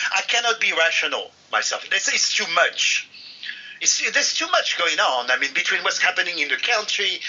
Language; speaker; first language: English; non-native, fluent; French